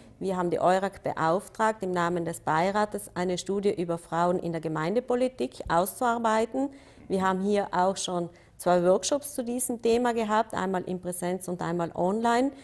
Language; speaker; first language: German; native; German